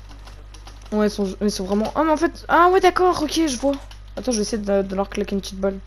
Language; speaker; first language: French; native; French